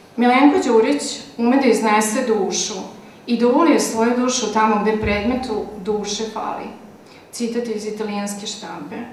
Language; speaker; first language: Serbian; native; Serbian